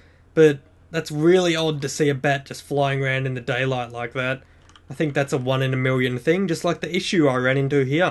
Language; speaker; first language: English; native; English